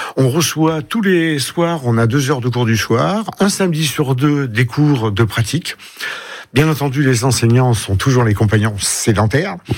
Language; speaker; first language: French; native; French